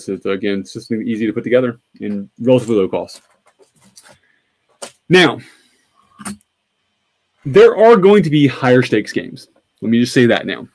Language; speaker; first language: English; native; English